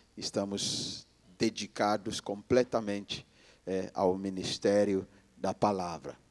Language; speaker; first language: Portuguese; non-native, fluent; English